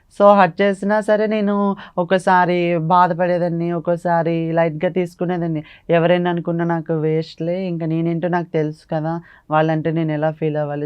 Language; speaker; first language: Telugu; native; Telugu